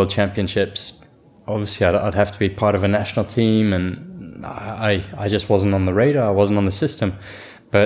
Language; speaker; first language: English; native; English